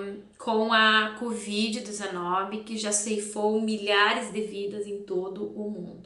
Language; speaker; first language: Portuguese; native; Portuguese